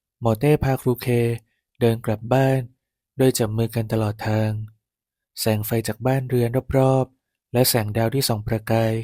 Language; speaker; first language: Thai; native; Thai